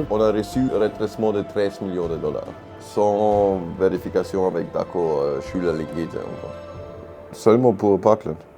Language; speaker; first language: French; non-native, fluent; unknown